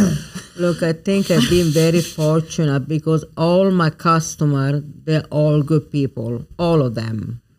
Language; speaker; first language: English; non-native, fluent; Italian